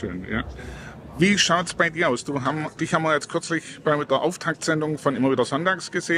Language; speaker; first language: German; native; German